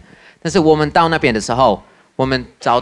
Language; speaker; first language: Chinese; non-native, fluent; English